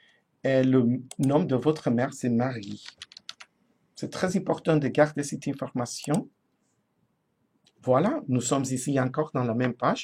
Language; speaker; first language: French; non-native, fluent; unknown